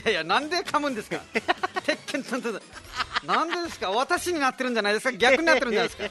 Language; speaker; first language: Japanese; non-native, fluent; Nepali